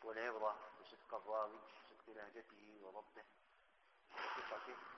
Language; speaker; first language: Arabic; native; Arabic